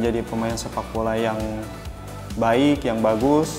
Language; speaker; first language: Indonesian; native; Indonesian